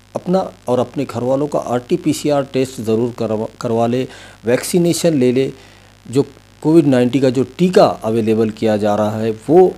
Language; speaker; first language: Hindi; non-native, local second language; Urdu